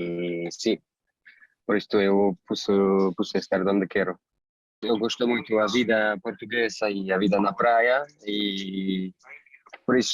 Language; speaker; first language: Portuguese; non-native, fluent; German